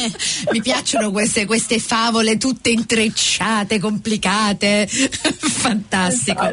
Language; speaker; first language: Italian; early bilingual, heritage; Italian